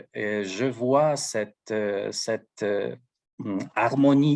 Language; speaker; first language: French; non-native, fluent; Polish